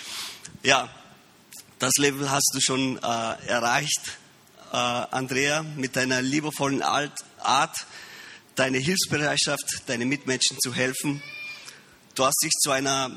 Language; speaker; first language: German; early bilingual, heritage; Romanian